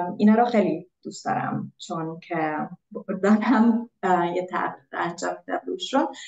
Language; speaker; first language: Persian; non-native, fluent; Hungarian